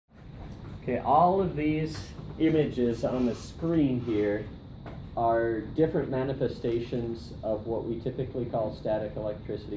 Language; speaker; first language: English; native; English